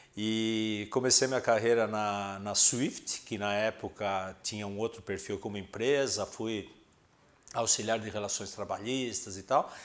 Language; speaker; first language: Portuguese; early bilingual, other home language; Spanish